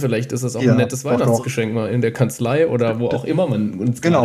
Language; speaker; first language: German; native; German